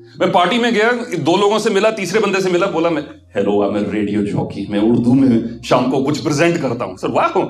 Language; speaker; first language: Hindi; non-native, local second language; Punjabi